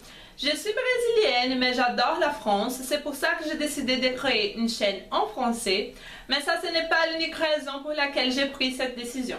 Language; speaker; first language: French; non-native, fluent; Portuguese